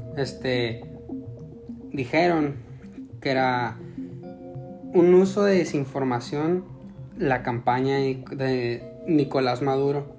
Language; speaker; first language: Spanish; native; Spanish